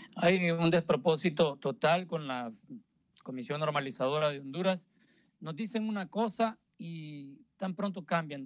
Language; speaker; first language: Spanish; native; Spanish